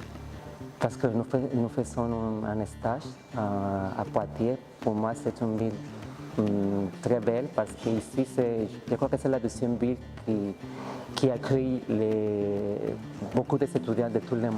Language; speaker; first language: French; non-native, learner; Spanish